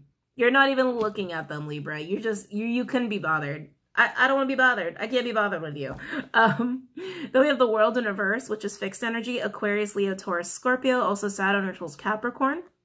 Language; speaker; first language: English; native; English